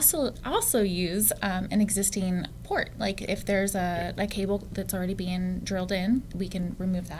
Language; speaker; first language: English; native; English